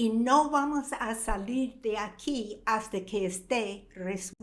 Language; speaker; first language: Spanish; non-native, fluent; English